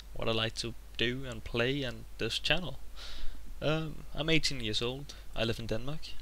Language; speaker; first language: English; non-native, fluent; Danish